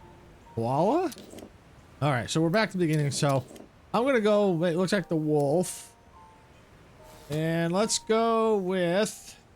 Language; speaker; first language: English; native; English